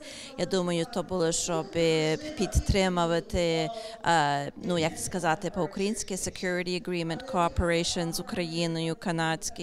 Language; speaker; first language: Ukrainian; early bilingual, heritage; English